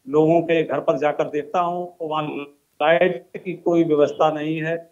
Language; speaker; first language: Hindi; native; Hindi